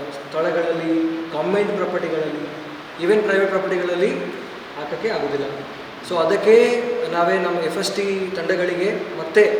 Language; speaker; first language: Kannada; non-native, fluent; Odia